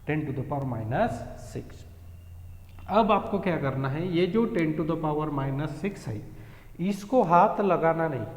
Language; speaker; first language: Hindi; non-native, local second language; Marathi